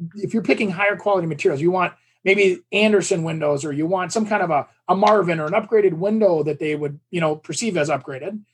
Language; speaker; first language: English; native; English